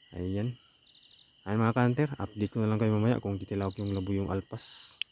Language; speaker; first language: Filipino; non-native, local second language; Cebuano